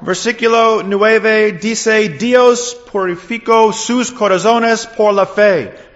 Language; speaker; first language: Spanish; non-native, learner; English